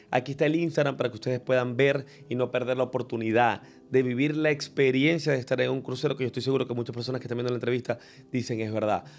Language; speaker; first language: Spanish; native; Spanish